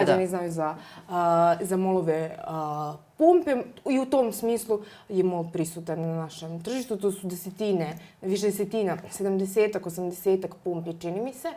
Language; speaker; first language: Serbian; native; Serbian